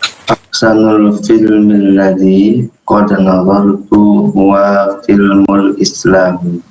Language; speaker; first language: Arabic; non-native, learner; Indonesian